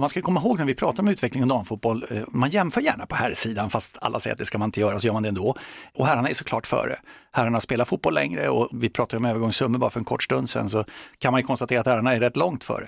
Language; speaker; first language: Swedish; native; Swedish